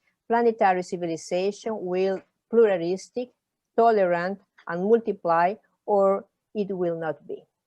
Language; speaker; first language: English; non-native, fluent; Portuguese